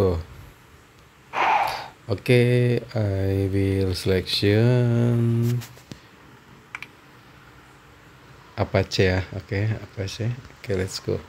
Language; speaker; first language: English; non-native, learner; Indonesian